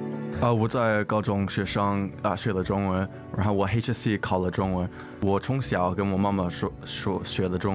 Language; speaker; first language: Chinese; early bilingual, heritage; English